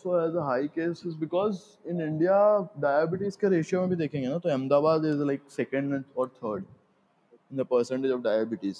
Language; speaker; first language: English; non-native, local second language; Gujarati